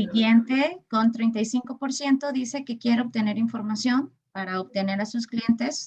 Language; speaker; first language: Spanish; native; Spanish